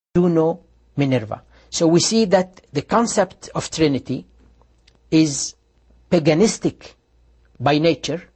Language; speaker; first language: English; non-native, fluent; Arabic